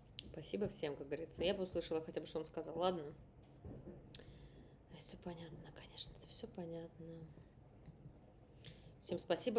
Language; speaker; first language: Russian; native; Russian